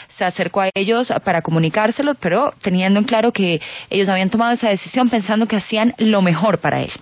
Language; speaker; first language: Spanish; native; Spanish